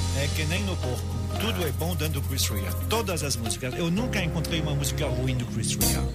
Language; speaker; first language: Portuguese; non-native, fluent; French